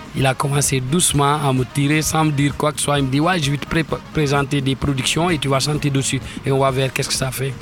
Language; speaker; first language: French; non-native, local second language; Wolof